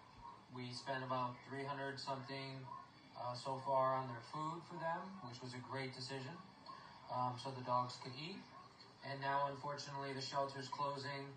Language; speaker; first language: English; native; English